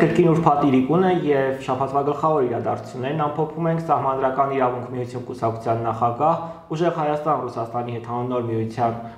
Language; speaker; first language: Armenian; native; Armenian